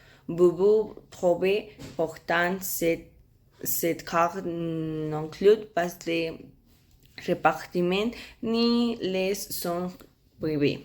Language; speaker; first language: French; non-native, learner; Spanish